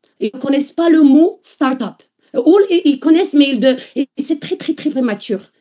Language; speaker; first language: French; non-native, local second language; Arabic